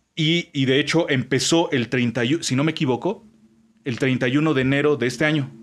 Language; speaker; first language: Spanish; native; Spanish